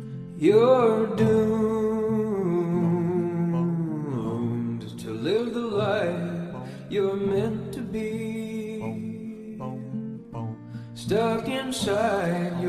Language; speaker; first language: English; native; English